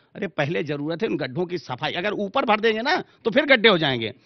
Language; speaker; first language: Hindi; native; Hindi